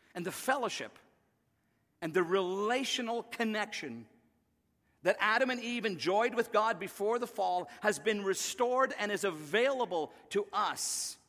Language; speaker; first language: English; native; English